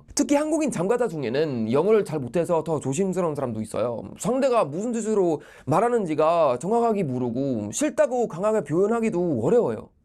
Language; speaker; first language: Korean; non-native, fluent; Swedish